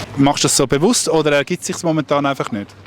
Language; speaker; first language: German; native; German